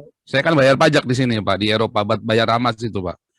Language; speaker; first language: Indonesian; native; Indonesian